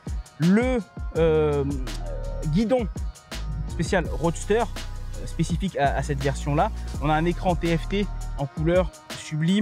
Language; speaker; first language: French; native; French